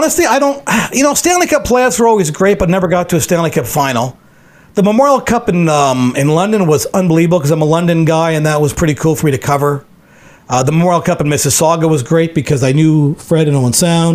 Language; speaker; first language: English; native; English